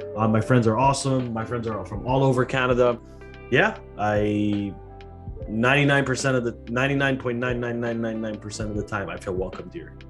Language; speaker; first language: English; early bilingual, other home language; Arabic